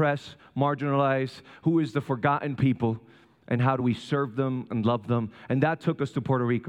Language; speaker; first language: English; non-native, fluent; Spanish